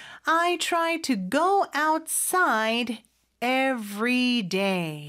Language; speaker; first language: English; non-native, fluent; Korean